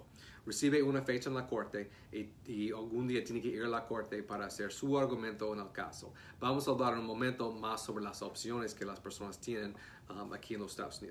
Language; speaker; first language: Spanish; non-native, fluent; English